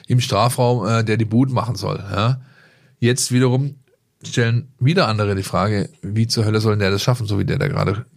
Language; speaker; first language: German; native; German